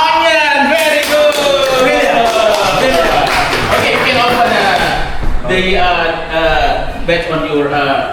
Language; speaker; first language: English; non-native, fluent; Indonesian